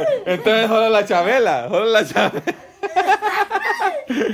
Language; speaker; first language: Spanish; native; Spanish